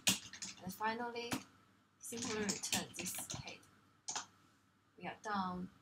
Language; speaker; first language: English; non-native, fluent; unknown